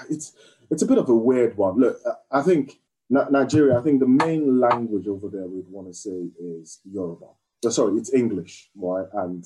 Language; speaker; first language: English; native; English